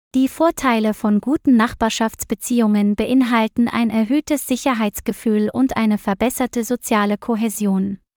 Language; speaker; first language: German; non-native, learner; Vietnamese